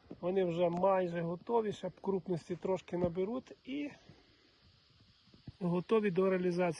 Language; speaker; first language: Ukrainian; native; Ukrainian